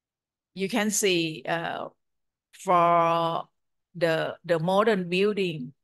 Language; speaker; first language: English; non-native, fluent; Thai